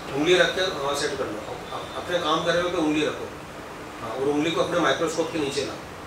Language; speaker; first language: Hindi; native; Hindi